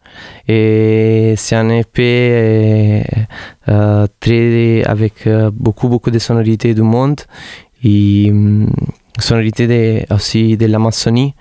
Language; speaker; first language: French; non-native, fluent; Italian